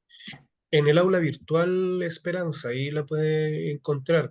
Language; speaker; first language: Spanish; native; Spanish